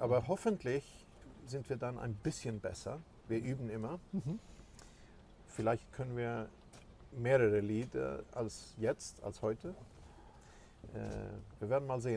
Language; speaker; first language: German; non-native, fluent; Swedish